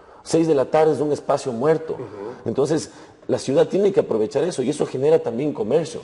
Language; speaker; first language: Spanish; native; Spanish